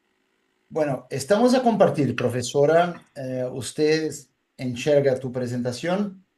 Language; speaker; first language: Spanish; non-native, fluent; Portuguese